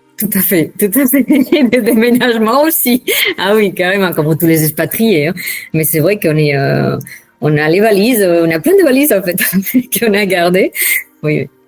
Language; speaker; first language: French; non-native, fluent; Spanish